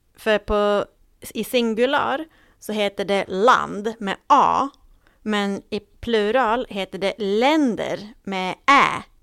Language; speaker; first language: Swedish; native; Swedish